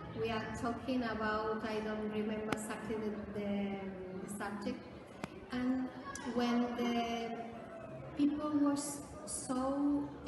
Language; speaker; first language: English; non-native, learner; Spanish